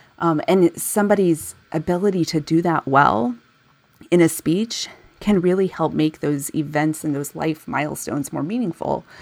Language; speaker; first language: English; native; English